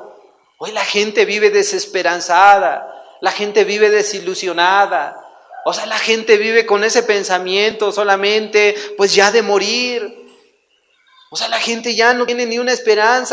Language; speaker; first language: Spanish; native; Spanish